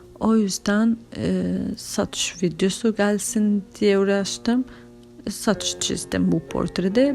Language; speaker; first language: Turkish; non-native, fluent; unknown